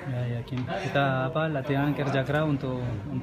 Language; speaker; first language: Indonesian; non-native, learner; Spanish